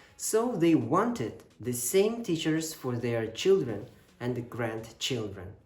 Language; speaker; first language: English; non-native, fluent; Kazakh